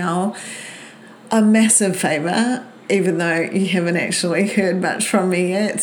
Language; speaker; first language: English; native; English